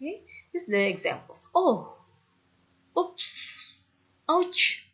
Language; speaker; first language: English; non-native, fluent; Indonesian